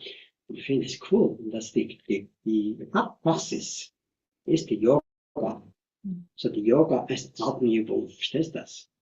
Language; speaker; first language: German; non-native, fluent; Tibetan